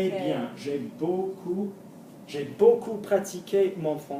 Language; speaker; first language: French; non-native, fluent; English